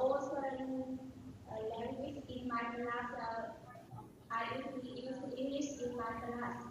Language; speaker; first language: English; non-native, learner; Vietnamese